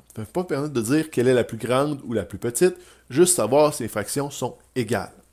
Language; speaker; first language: French; native; French